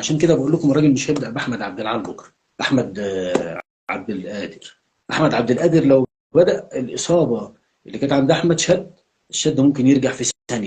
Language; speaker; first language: Arabic; native; Arabic